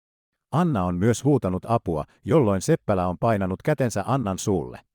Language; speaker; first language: Finnish; native; Finnish